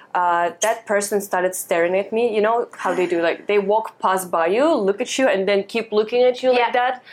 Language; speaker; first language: English; non-native, fluent; Russian